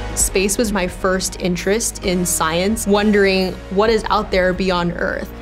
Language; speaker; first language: English; native; English